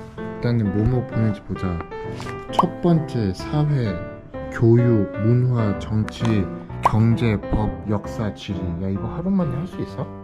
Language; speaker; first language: Korean; native; Korean